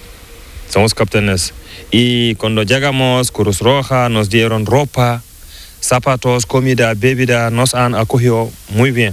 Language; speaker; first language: Spanish; non-native, learner; Fula